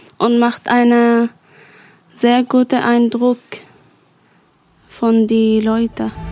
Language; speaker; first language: German; non-native, learner; Arabic